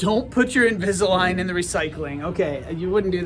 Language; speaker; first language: English; native; English